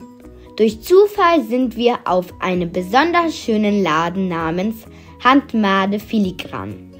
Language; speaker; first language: German; non-native, fluent; Macedonian